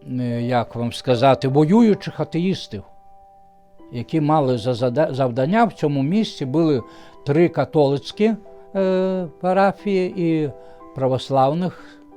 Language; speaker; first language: Ukrainian; non-native, fluent; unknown